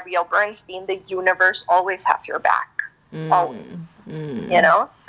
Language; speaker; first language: English; non-native, local second language; Filipino